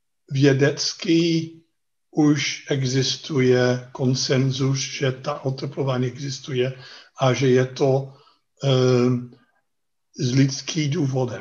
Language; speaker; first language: Czech; non-native, fluent; Dutch